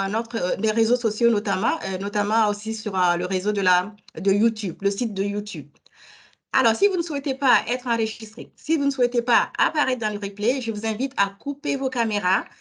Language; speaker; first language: French; native; French